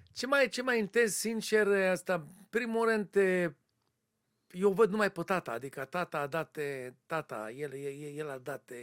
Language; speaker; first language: Romanian; non-native, learner; Hebrew